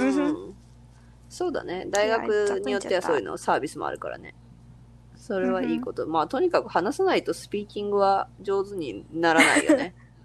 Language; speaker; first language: Japanese; non-native, fluent; English